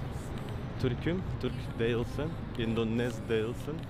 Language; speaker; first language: Turkish; non-native, learner; Indonesian